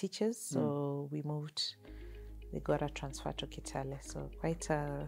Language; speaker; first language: English; non-native, local second language; Luyia